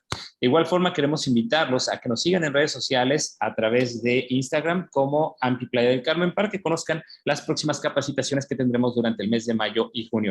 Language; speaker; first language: Spanish; native; Spanish